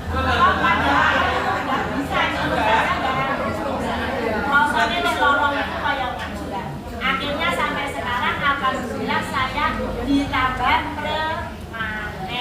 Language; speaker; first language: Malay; non-native, local second language; Javanese